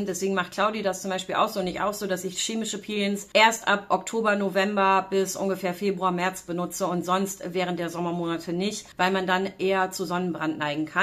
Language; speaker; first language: German; native; German